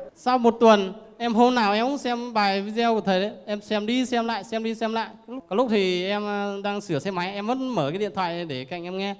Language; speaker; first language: Vietnamese; non-native, local second language; Iu Mien